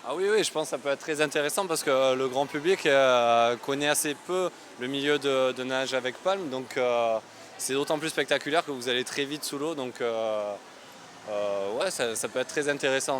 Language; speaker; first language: French; native; French